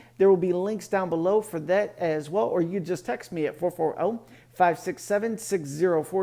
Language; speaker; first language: English; native; English